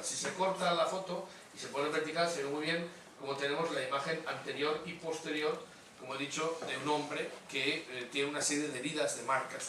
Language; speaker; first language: Spanish; native; Spanish